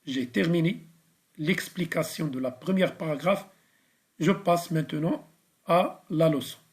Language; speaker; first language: French; non-native, local second language; Arabic